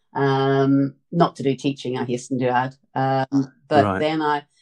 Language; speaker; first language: English; native; English